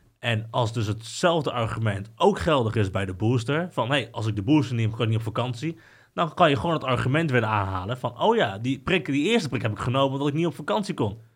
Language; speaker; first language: Dutch; early bilingual, other home language; Spanish